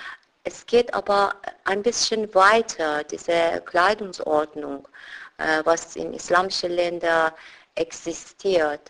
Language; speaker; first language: German; non-native, fluent; Persian